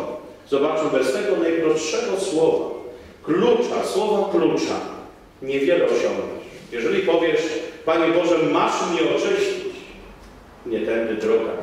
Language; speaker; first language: Polish; native; Polish